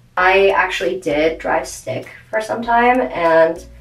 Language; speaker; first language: English; native; English